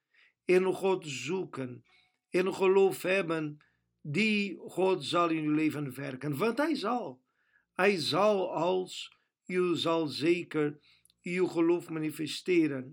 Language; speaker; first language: Dutch; non-native, fluent; Portuguese